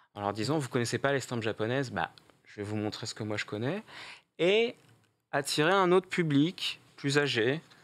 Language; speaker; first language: French; native; French